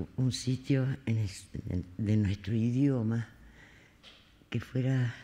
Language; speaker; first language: Spanish; native; Spanish